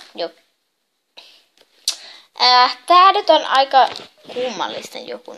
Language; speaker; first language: Finnish; native; Finnish